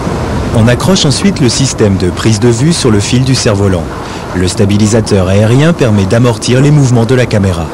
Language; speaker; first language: French; native; French